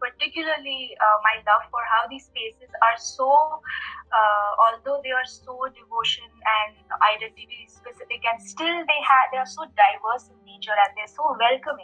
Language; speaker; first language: English; non-native, local second language; Bangla